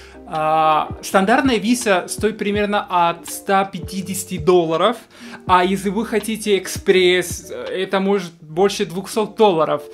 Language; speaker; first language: Russian; non-native, fluent; Spanish